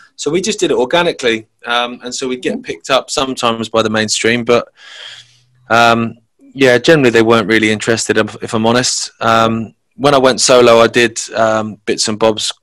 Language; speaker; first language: English; native; English